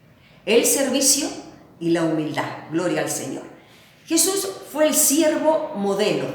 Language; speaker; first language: Spanish; native; Spanish